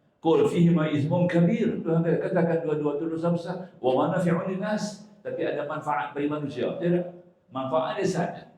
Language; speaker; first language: Malay; native; Malay